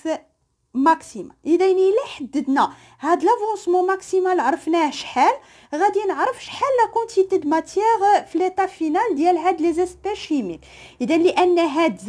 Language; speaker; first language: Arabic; native; Arabic